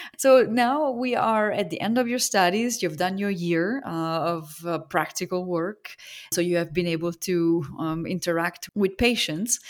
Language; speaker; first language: English; non-native, fluent; Italian